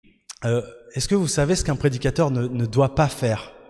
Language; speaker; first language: French; native; French